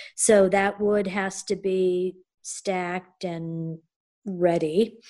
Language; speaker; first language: English; native; English